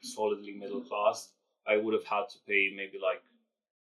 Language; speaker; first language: English; non-native, fluent; Romanian